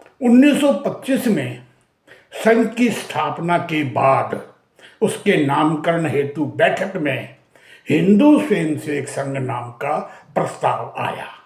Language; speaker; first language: Hindi; native; Hindi